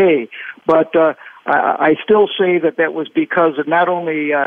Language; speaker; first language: English; native; English